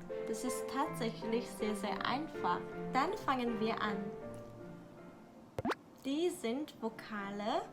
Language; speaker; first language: German; non-native, learner; Korean